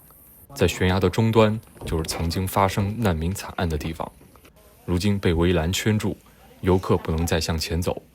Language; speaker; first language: Chinese; native; Chinese